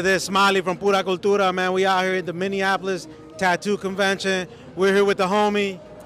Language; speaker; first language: English; early bilingual, other home language; Spanish